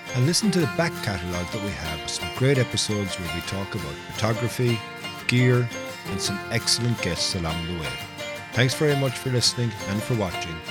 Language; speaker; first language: English; native; English